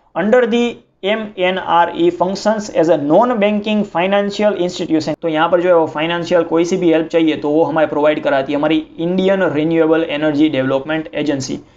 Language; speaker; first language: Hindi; non-native, local second language; Gujarati